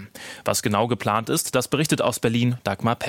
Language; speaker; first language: German; native; German